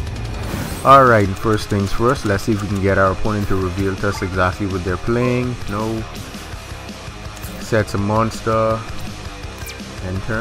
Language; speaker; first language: English; native; English